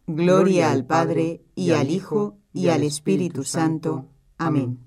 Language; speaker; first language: Spanish; native; Spanish